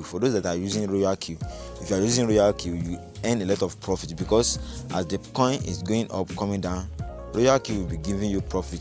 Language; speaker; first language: English; non-native, local second language; Yoruba